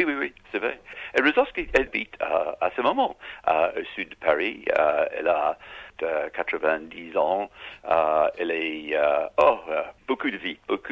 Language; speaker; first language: French; non-native, learner; English